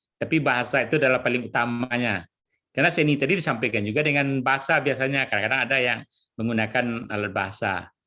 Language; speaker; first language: Indonesian; non-native, local second language; Minangkabau